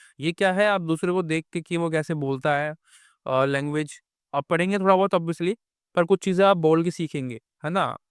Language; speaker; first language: Hindi; native; Hindi